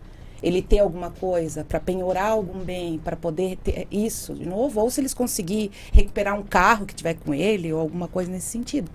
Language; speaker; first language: Portuguese; native; Portuguese